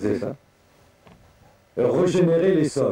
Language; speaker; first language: French; native; French